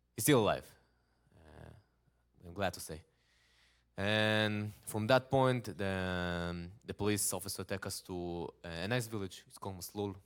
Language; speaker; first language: English; non-native, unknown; Hebrew